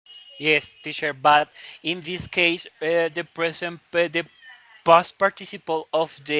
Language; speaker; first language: English; non-native, learner; Spanish